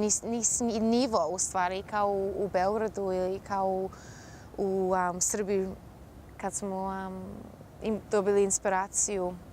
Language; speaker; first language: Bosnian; early bilingual, heritage; Bosnian